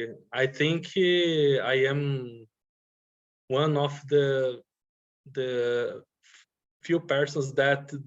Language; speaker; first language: English; non-native, learner; Portuguese